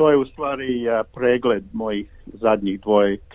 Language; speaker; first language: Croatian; early bilingual, heritage; Serbian